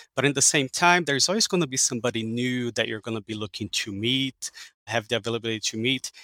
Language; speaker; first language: English; early bilingual, other home language; Portuguese